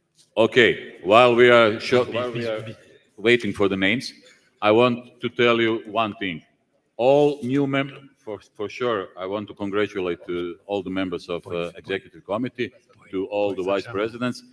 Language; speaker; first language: English; non-native, fluent; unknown